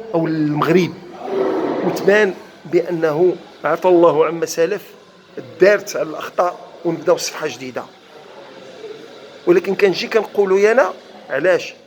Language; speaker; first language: Arabic; native; Arabic